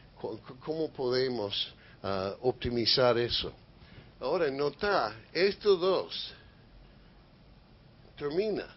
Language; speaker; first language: Spanish; non-native, fluent; English